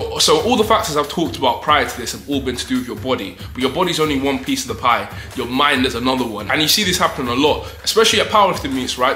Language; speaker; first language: English; native; English